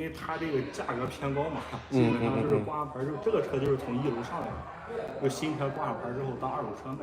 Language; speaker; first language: Chinese; native; Chinese